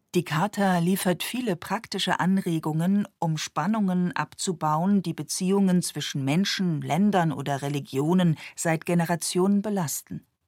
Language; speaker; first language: German; native; German